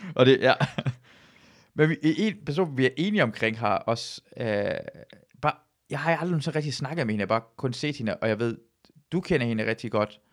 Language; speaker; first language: Danish; early bilingual, other home language; Persian